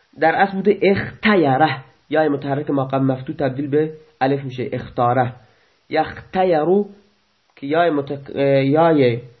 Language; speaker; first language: Persian; non-native, local second language; Baluchi